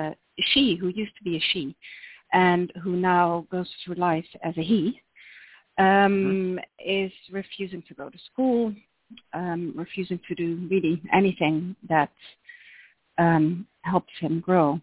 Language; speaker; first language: English; non-native, fluent; Dutch